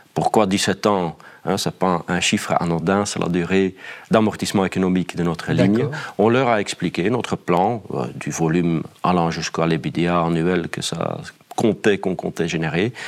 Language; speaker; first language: French; non-native, fluent; Dutch